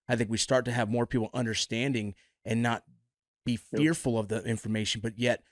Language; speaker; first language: English; native; English